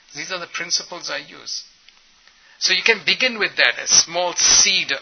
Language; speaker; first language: English; early bilingual, other home language; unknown